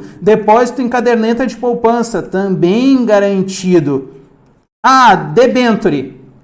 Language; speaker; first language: Portuguese; native; Portuguese